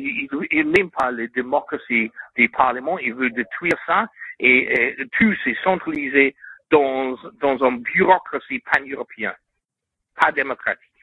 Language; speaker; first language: French; non-native, learner; English